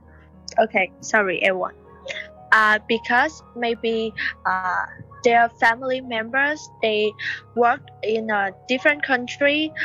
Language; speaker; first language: English; non-native, learner; Vietnamese